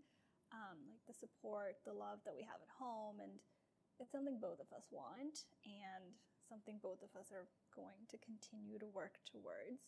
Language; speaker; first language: English; non-native, local second language; Urdu